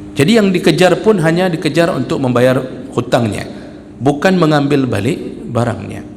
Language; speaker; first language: Malay; non-native, local second language; Achinese